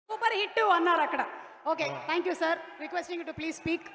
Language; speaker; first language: Telugu; native; Telugu